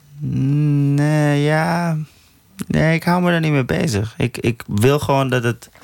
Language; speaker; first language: Dutch; early bilingual, other home language; Persian